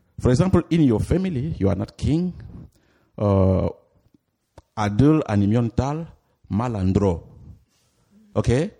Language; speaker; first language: English; non-native, fluent; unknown